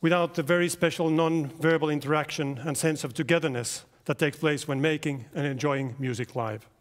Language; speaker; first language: English; non-native, fluent; Finnish